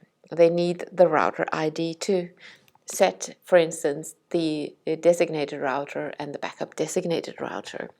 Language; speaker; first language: English; non-native, fluent; Danish